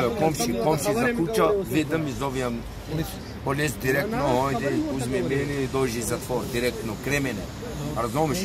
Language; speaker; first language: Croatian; non-native, learner; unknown